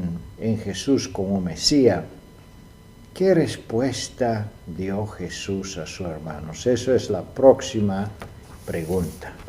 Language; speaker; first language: Spanish; non-native, fluent; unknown